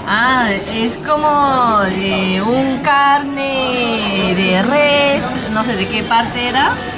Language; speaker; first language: Spanish; non-native, fluent; Japanese